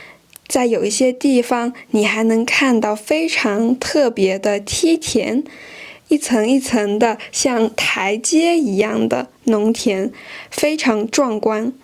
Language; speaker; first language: Chinese; non-native, fluent; French